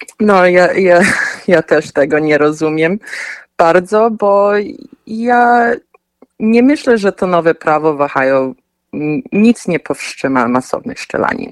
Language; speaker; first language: Polish; early bilingual, heritage; Polish